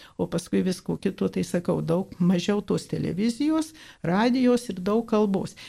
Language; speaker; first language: Lithuanian; early bilingual, heritage; Lithuanian